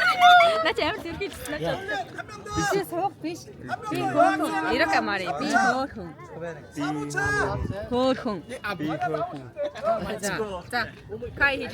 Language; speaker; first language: Korean; non-native, learner; Mongolian